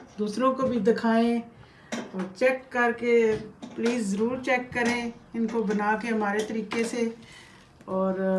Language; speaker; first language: Hindi; native; Hindi